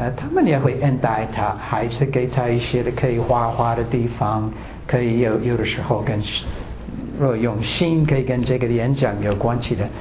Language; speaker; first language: Chinese; non-native, fluent; English